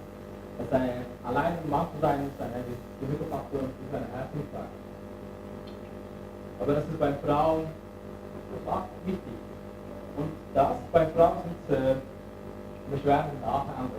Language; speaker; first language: German; non-native, learner; Turkish